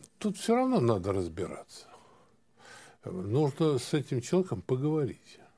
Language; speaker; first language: Russian; native; Russian